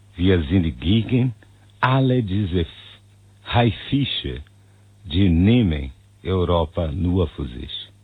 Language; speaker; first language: German; non-native, fluent; Portuguese